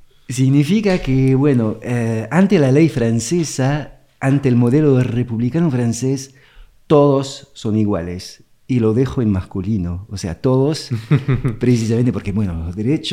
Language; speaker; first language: Spanish; non-native, fluent; French